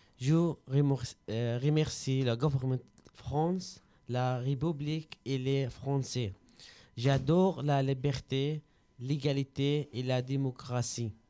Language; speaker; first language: French; non-native, learner; Arabic